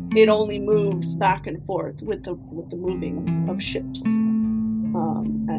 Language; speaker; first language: English; native; English